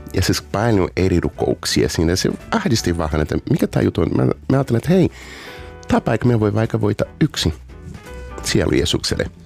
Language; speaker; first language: Finnish; non-native, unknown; Portuguese